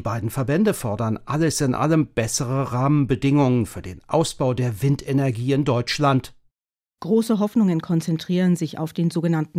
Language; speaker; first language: German; native; German